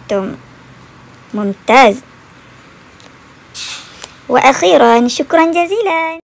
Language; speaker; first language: Arabic; non-native, fluent; Malay